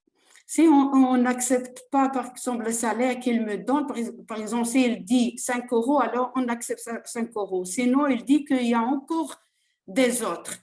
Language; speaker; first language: French; non-native, learner; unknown